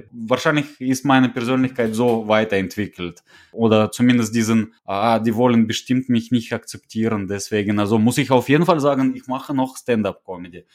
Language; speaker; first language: German; non-native, fluent; Russian